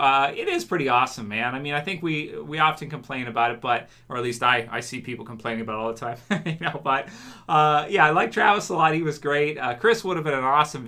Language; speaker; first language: English; native; English